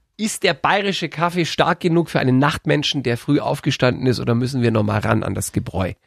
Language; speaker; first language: German; native; German